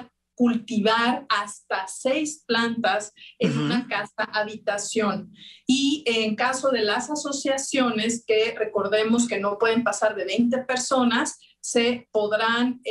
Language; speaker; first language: Spanish; native; Spanish